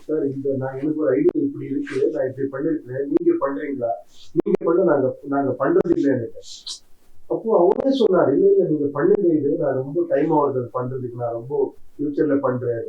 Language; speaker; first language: Tamil; non-native, learner; Kannada